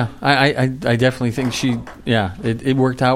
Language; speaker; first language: English; native; English